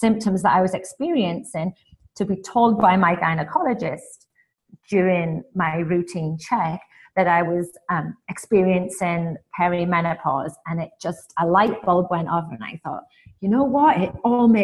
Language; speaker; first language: English; native; English